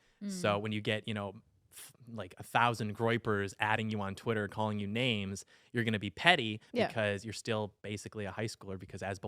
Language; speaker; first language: English; native; English